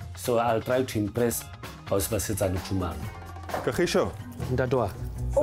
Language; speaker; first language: English; non-native, local second language; Southern Sotho